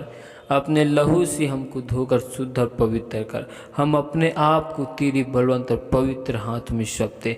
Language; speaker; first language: Hindi; native; Hindi